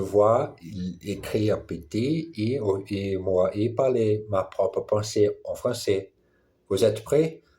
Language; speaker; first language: French; non-native, learner; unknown